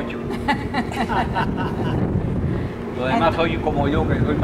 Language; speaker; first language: Spanish; native; Spanish